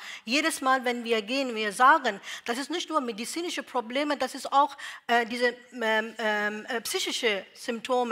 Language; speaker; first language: German; non-native, learner; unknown